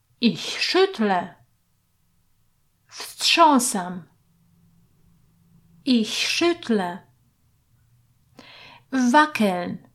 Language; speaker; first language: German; non-native, fluent; Polish